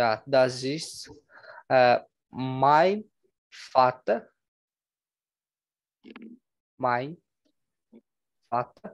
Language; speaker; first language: German; non-native, learner; Portuguese